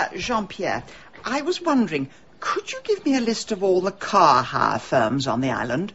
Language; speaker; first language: English; native; English